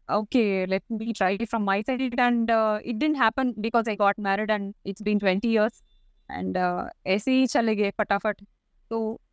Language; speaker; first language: Hindi; non-native, local second language; Tamil